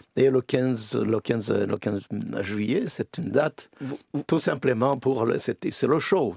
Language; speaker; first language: French; non-native, local second language; Kinyarwanda